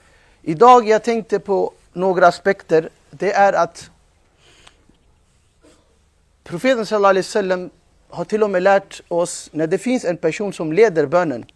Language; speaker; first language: Swedish; non-native, fluent; Urdu